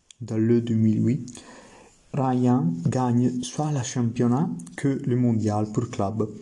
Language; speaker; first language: French; non-native, learner; Italian